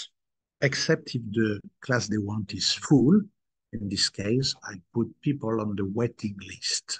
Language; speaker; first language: English; non-native, fluent; French